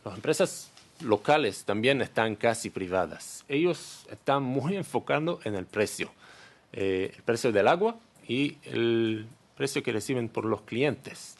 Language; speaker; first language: Spanish; non-native, learner; Hebrew